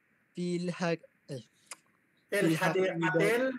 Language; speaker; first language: Arabic; non-native, fluent; Filipino